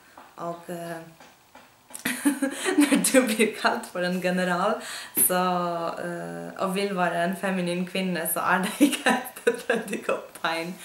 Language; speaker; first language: Norwegian; non-native, fluent; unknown